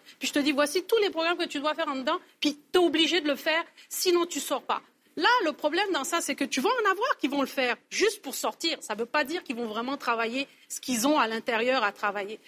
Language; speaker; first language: French; native; French